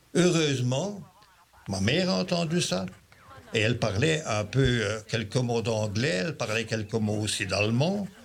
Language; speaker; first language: French; native; French